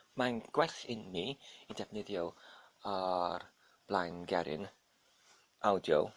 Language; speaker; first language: Welsh; non-native, local second language; English